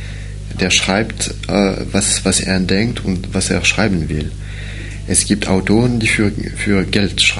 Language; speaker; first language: German; non-native, fluent; French